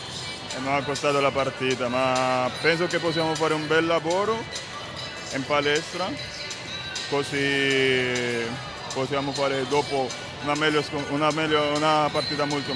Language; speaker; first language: Italian; non-native, fluent; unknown